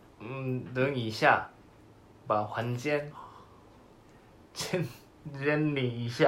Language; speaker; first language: Chinese; non-native, learner; Korean